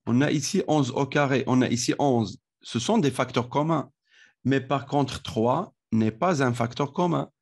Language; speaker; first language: French; non-native, local second language; Arabic